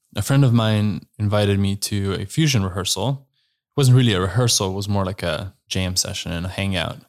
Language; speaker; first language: English; non-native, fluent; Slovenian